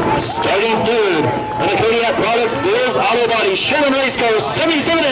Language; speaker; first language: English; native; English